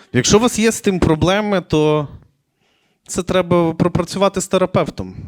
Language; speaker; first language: Ukrainian; native; Ukrainian